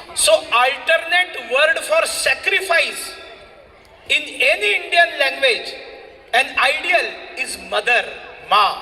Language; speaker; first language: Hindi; non-native, local second language; Marathi